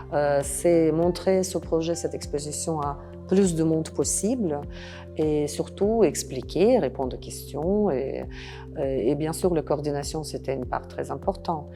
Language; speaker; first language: French; non-native, fluent; Russian